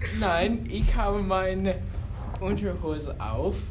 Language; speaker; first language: German; non-native, learner; English